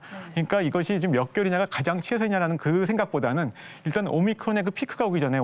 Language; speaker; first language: Korean; native; Korean